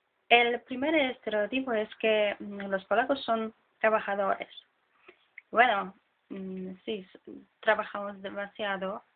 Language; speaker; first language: Spanish; non-native, fluent; Polish